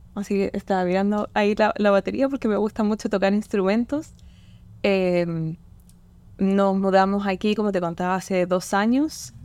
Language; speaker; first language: Spanish; native; Spanish